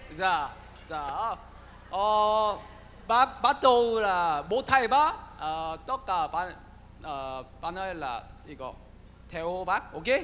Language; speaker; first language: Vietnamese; non-native, learner; Korean